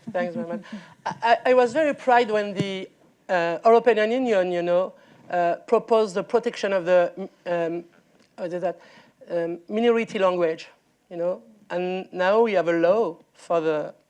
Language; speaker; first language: English; non-native, learner; French